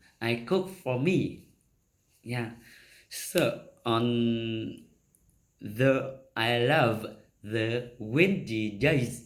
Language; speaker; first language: English; non-native, learner; Vietnamese